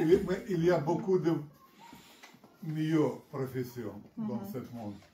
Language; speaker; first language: French; non-native, learner; Russian